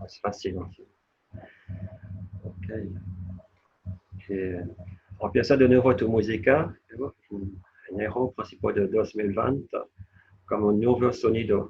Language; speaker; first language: Spanish; non-native, fluent; French